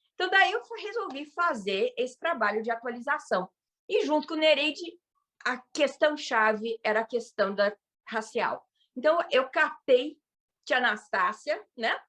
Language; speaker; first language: Portuguese; native; Portuguese